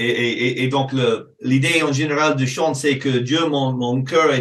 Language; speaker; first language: French; non-native, fluent; English